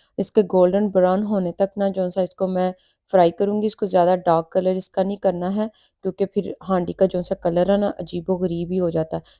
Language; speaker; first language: Urdu; native; Urdu